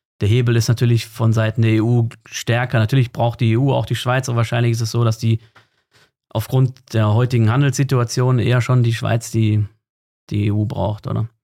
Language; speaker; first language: German; native; German